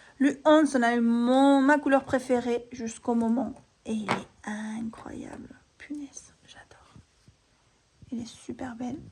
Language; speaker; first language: French; non-native, fluent; Spanish